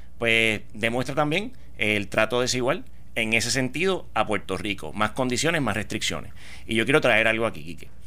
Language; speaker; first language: Spanish; native; Spanish